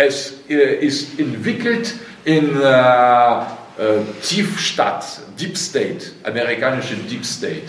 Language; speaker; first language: German; non-native, learner; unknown